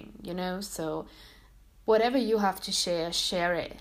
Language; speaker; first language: English; non-native, fluent; German